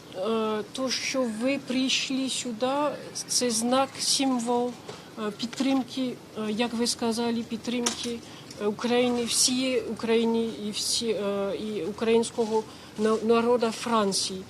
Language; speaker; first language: Ukrainian; non-native, fluent; French